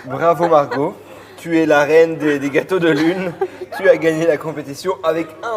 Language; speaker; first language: French; native; French